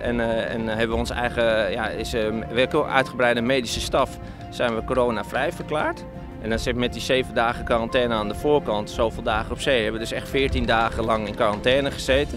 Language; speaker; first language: Dutch; native; Dutch